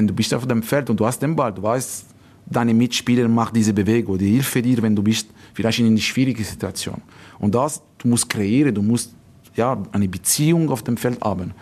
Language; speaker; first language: German; non-native, learner; French